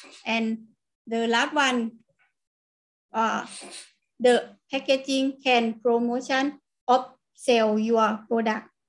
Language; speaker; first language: English; non-native, learner; Thai